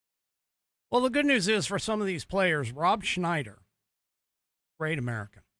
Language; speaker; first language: English; native; English